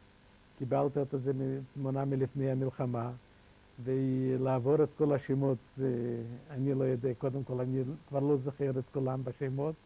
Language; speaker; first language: Hebrew; non-native, fluent; Yiddish